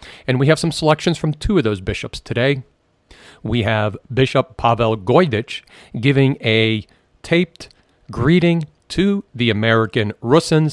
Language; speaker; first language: English; native; English